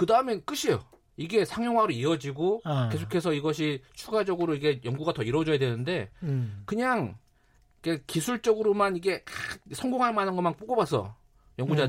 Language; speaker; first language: Korean; native; Korean